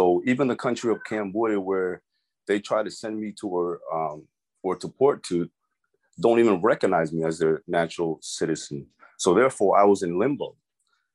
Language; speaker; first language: English; early bilingual, other home language; Khmer